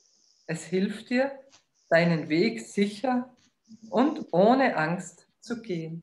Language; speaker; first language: German; native; German